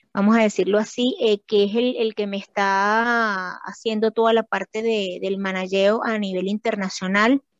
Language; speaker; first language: Spanish; native; Spanish